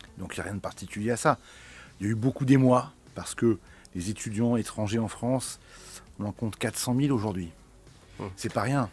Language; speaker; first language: French; native; French